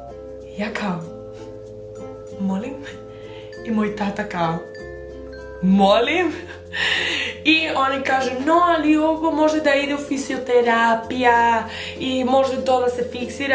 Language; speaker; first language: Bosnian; early bilingual, heritage; Spanish